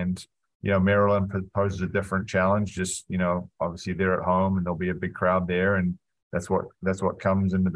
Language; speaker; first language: English; native; English